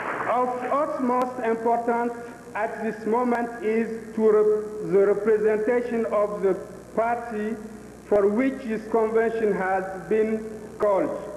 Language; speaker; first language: English; non-native, fluent; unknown